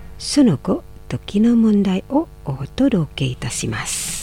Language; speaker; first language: Japanese; non-native, fluent; Indonesian